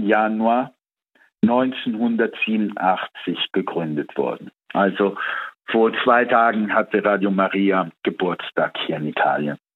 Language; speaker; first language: German; early bilingual, heritage; Italian